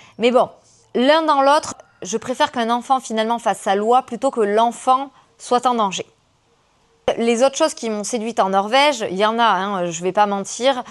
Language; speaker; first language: French; native; French